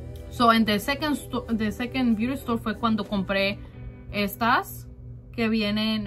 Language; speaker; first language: Spanish; early bilingual, heritage; Spanish